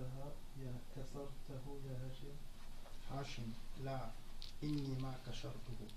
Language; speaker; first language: Arabic; non-native, learner; French